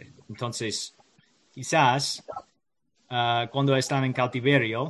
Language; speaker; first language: Spanish; non-native, learner; English